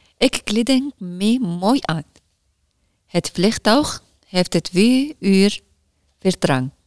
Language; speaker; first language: Dutch; non-native, learner; Arabic